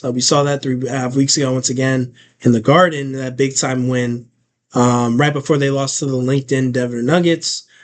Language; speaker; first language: English; native; English